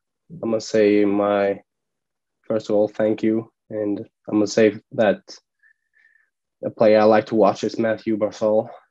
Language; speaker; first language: English; non-native, fluent; Swedish